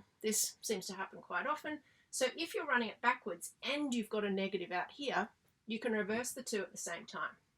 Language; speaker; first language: English; native; English